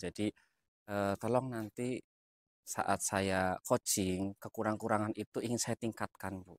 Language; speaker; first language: Indonesian; native; Indonesian